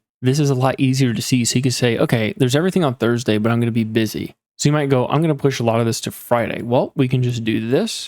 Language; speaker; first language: English; native; English